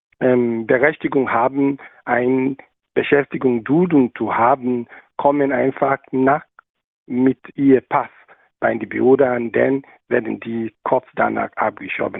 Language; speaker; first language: German; non-native, learner; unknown